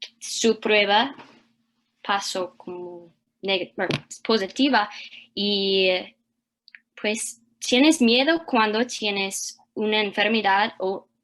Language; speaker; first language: Spanish; early bilingual, heritage; English